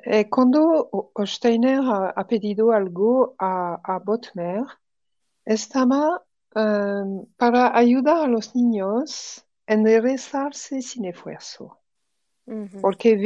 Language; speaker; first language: Spanish; non-native, fluent; French